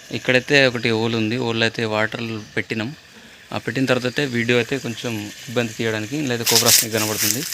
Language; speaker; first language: Telugu; native; Telugu